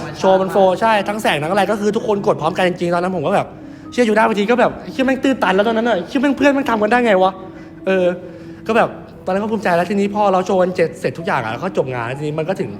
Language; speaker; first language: Thai; native; Thai